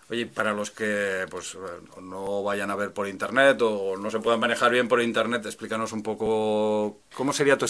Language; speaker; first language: Spanish; native; Spanish